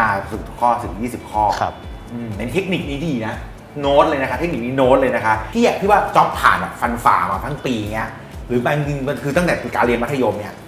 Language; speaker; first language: Thai; native; Thai